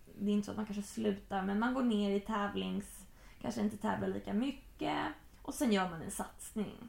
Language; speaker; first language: Swedish; native; Swedish